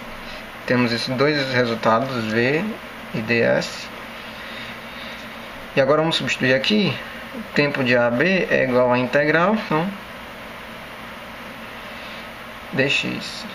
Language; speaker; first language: Portuguese; native; Portuguese